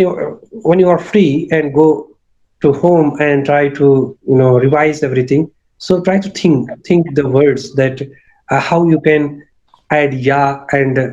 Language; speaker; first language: English; non-native, local second language; Urdu